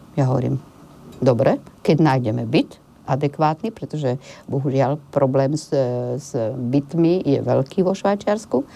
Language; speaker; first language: Slovak; native; Slovak